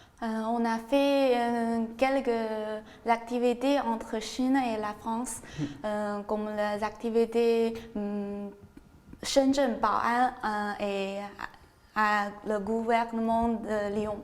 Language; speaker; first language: French; non-native, learner; Chinese